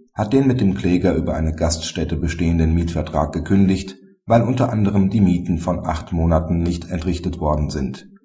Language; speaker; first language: German; native; German